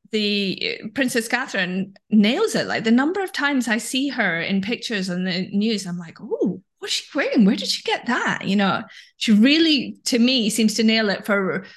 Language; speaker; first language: English; native; English